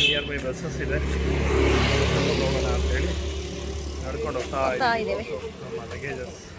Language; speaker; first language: Kannada; native; Kannada